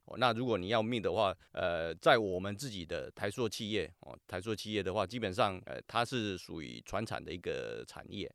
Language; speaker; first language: Chinese; native; Chinese